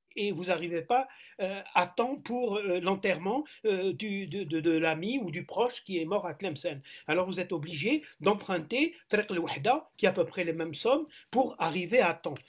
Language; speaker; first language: French; non-native, local second language; Arabic